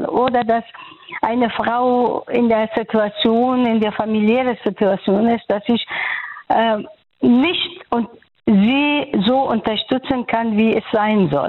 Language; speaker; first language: German; non-native, fluent; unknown